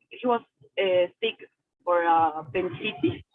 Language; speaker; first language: English; non-native, learner; Spanish